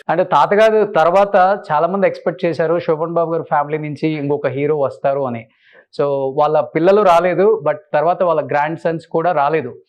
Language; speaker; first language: Telugu; native; Telugu